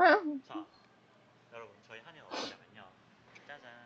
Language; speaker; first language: Korean; native; Korean